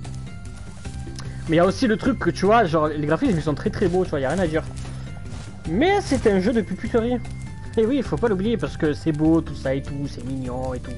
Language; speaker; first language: French; native; French